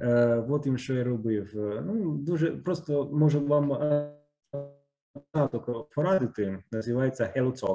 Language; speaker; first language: Ukrainian; non-native, fluent; Italian